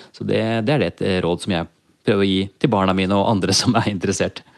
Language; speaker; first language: Norwegian; early bilingual, other home language; Urdu